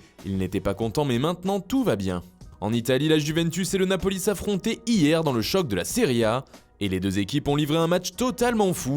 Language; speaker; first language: French; native; French